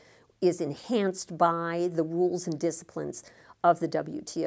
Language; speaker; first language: English; native; English